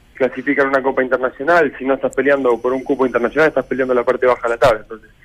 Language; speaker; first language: Spanish; native; Spanish